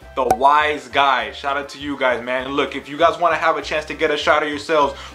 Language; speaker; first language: English; early bilingual, other home language; Spanish